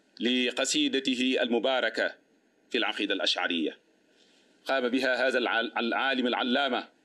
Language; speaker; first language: Arabic; non-native, fluent; Wolof